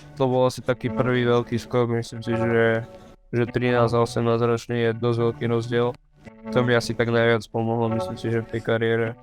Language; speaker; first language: Slovak; native; Slovak